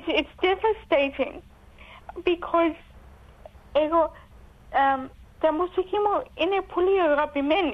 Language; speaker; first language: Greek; early bilingual, heritage; English